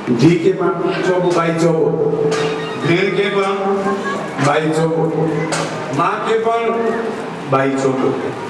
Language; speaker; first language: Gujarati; non-native, local second language; Kachhi